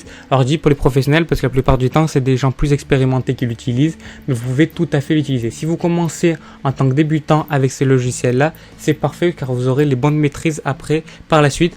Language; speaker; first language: French; native; French